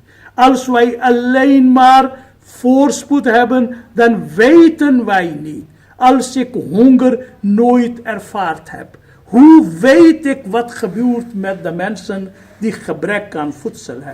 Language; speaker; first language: Dutch; non-native, fluent; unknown